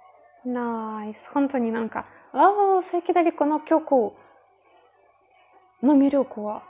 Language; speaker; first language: Japanese; non-native, learner; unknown